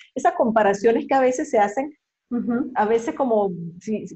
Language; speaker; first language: Spanish; native; Spanish